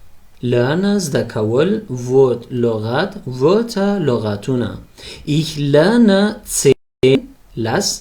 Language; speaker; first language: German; non-native, fluent; Pashto